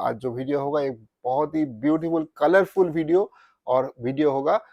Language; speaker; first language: Hindi; non-native, local second language; Bangla